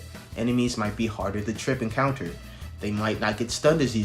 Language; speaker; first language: English; native; English